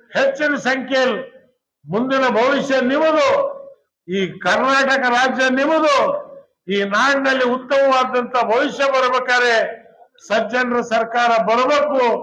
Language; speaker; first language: Kannada; non-native, local second language; Urdu